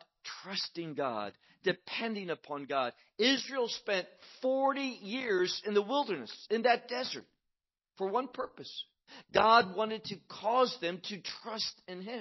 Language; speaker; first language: English; native; English